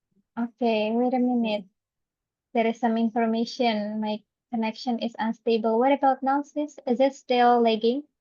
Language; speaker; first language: English; non-native, fluent; Indonesian